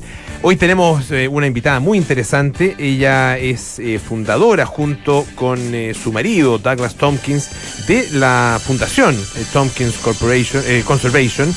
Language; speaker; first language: Spanish; native; Spanish